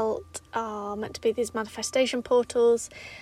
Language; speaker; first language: English; native; English